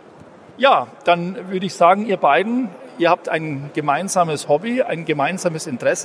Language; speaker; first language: German; native; German